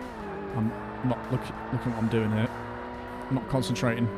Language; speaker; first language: English; native; English